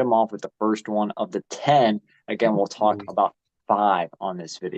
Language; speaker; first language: English; native; English